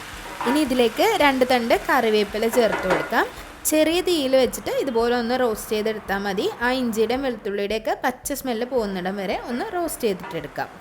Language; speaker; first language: Malayalam; native; Malayalam